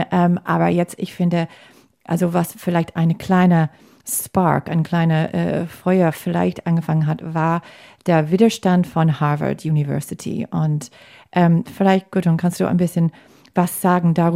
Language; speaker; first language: German; non-native, fluent; English